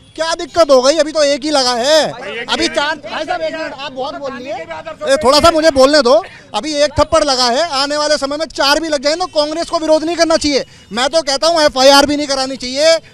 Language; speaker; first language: Hindi; native; Hindi